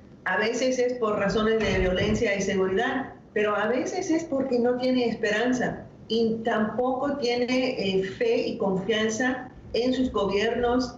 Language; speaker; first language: Spanish; non-native, fluent; English